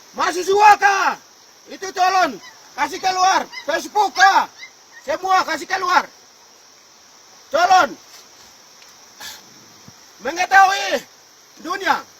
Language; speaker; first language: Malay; non-native, local second language; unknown